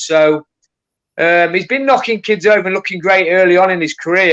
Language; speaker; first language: English; native; English